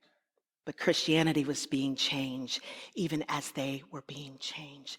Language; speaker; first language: English; native; English